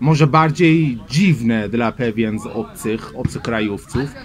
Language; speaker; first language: Polish; non-native, learner; Persian